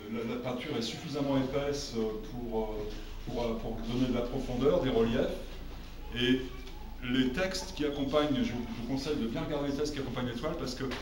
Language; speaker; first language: French; native; French